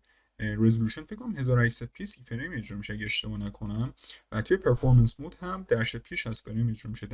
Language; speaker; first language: Persian; native; Persian